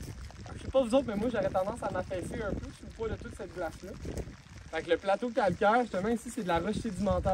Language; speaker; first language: French; native; French